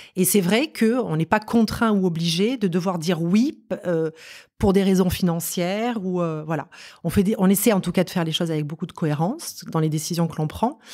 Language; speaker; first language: French; native; French